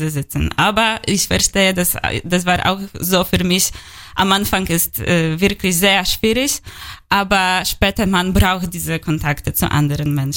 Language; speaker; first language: German; non-native, learner; Polish